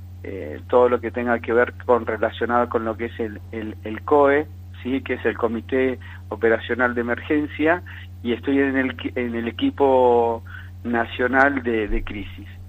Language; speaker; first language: Spanish; native; Spanish